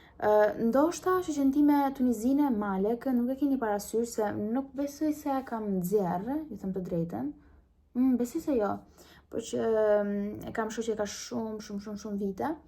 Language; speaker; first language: Albanian; early bilingual, heritage; Albanian